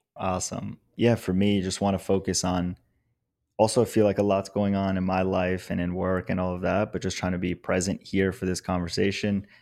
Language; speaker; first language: English; native; English